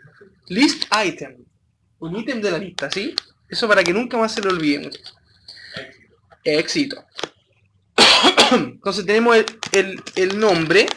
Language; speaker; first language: Spanish; native; Spanish